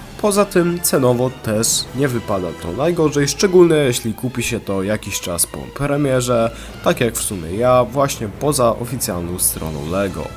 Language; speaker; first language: Polish; native; Polish